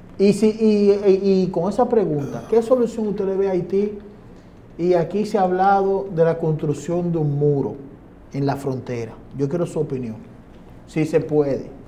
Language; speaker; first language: Spanish; native; Spanish